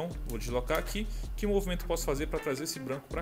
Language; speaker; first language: Portuguese; native; Portuguese